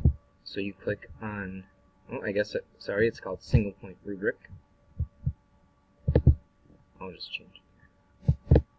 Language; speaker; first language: English; native; English